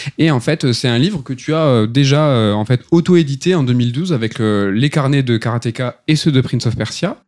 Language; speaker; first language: French; native; French